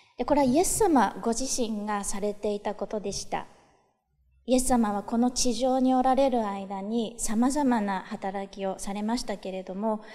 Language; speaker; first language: Japanese; native; Japanese